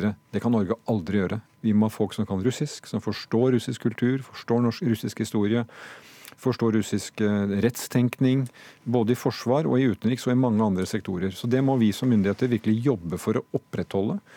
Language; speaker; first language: Norwegian; native; Norwegian